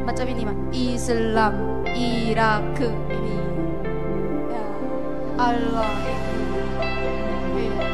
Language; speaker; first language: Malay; non-native, fluent; Korean